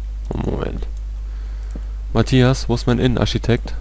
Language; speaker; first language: German; native; German